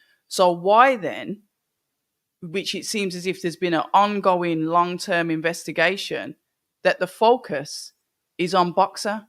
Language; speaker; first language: English; native; English